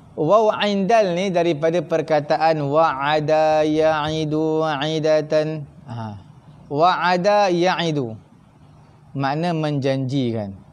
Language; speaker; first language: Malay; native; Malay